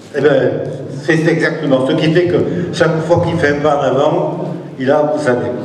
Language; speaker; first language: French; native; French